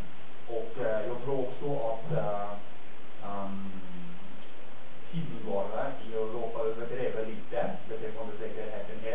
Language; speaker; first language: Swedish; non-native, learner; German